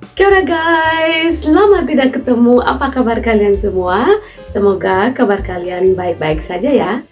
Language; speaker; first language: Indonesian; native; Indonesian